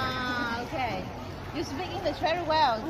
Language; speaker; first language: English; non-native, learner; Vietnamese